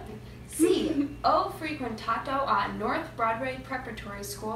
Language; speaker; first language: Italian; non-native, learner; English